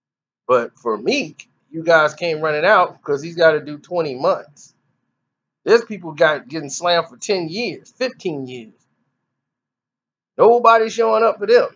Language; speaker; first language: English; native; English